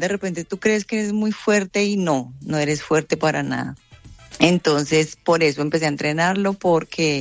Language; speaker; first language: Spanish; native; Spanish